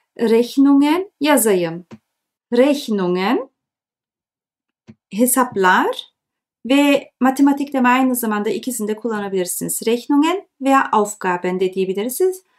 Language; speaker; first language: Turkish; early bilingual, heritage; Turkish